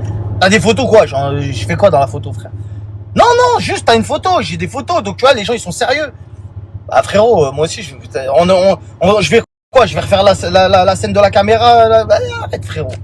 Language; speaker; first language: French; native; French